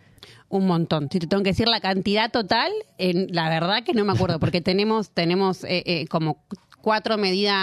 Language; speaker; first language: Spanish; native; Spanish